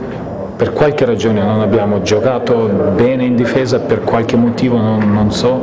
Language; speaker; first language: Italian; non-native, fluent; Lithuanian